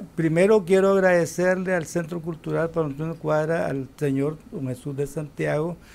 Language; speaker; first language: Spanish; native; Spanish